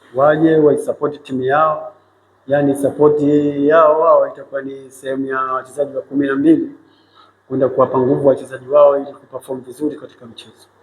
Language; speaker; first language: Swahili; native; Swahili